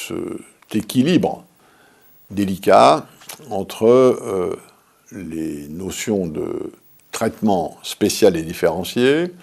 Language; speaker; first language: French; native; French